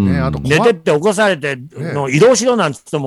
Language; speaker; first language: Japanese; native; Japanese